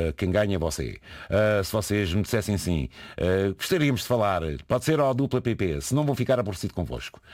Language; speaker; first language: Portuguese; native; Portuguese